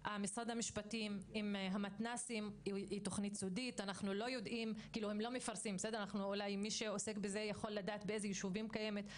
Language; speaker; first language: Hebrew; non-native, local second language; Arabic